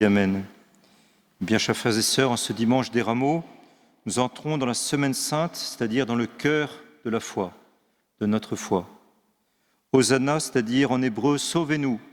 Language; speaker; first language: French; native; French